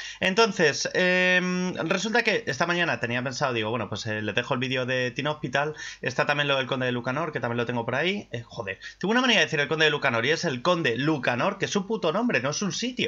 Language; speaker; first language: Spanish; native; Spanish